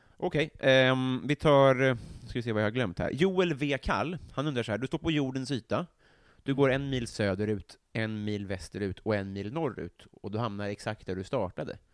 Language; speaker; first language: Swedish; native; Swedish